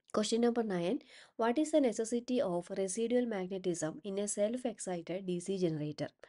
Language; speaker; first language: English; non-native, local second language; Malayalam